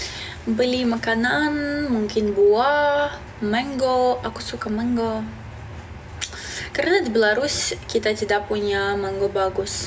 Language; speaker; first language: Indonesian; non-native, learner; Belarusian